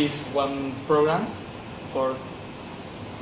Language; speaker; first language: English; non-native, learner; Spanish